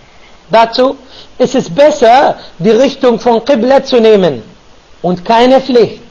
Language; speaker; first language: German; non-native, fluent; Arabic